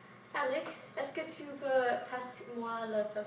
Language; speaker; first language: French; non-native, learner; English